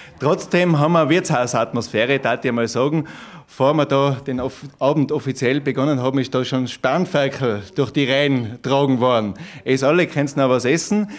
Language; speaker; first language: German; native; German